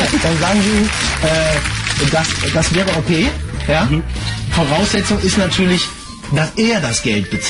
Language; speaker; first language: German; native; German